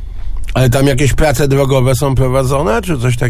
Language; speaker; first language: Polish; native; Polish